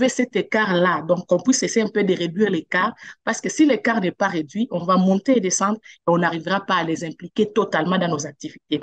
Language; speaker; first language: French; non-native, local second language; Swahili